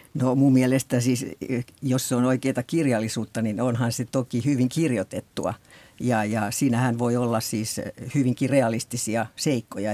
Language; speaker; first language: Finnish; native; Finnish